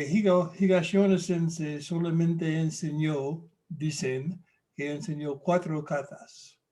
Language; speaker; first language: Spanish; non-native, fluent; English